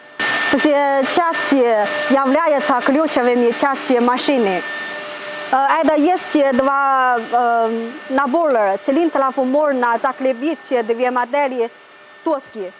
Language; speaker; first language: Russian; non-native, learner; Chinese